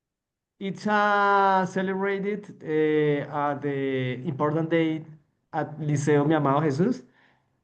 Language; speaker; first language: English; non-native, learner; Spanish